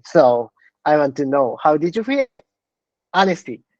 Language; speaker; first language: English; non-native, learner; Japanese